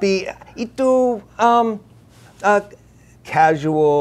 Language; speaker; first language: Indonesian; non-native, learner; English